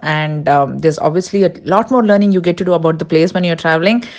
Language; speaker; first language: English; non-native, local second language; Tulu